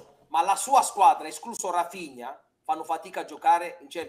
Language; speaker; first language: Italian; native; Italian